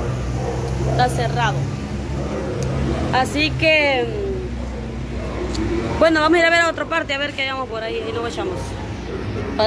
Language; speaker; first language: Spanish; native; Spanish